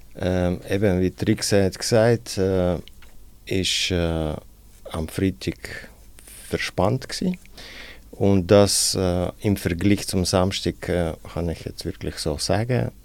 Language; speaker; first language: German; non-native, fluent; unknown